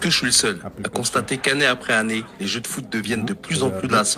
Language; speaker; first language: French; native; French